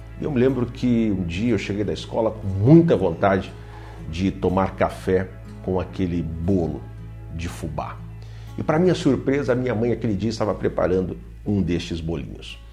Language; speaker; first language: Portuguese; native; Portuguese